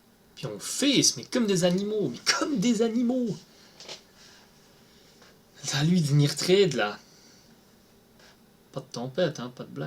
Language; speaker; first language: French; native; French